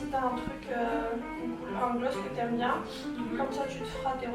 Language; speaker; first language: French; native; French